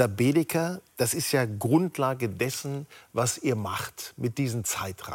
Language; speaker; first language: German; native; German